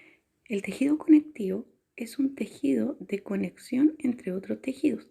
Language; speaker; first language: Spanish; native; Spanish